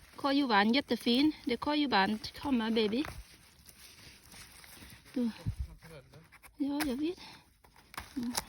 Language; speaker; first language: Swedish; non-native, learner; Thai